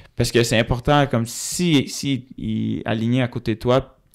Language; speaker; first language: French; native; French